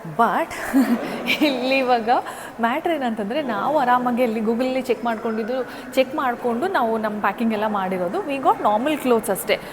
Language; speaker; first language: Kannada; native; Kannada